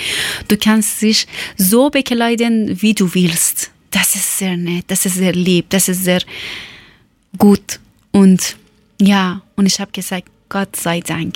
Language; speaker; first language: German; non-native, learner; Persian